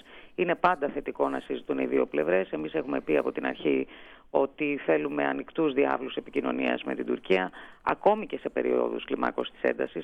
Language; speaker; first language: Greek; native; Greek